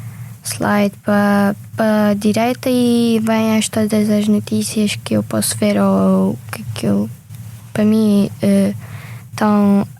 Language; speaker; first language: Portuguese; early bilingual, other home language; Ukrainian